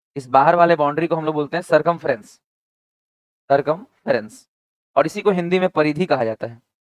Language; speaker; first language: Hindi; native; Hindi